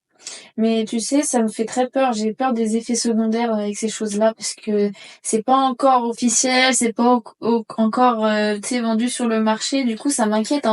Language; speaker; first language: French; native; French